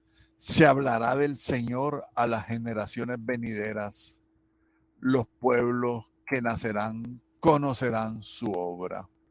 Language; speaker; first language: Spanish; native; Spanish